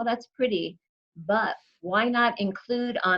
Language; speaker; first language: English; native; English